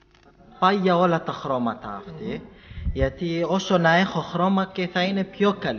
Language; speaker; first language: Greek; non-native, fluent; Arabic